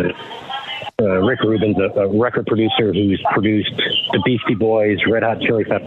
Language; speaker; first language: English; native; English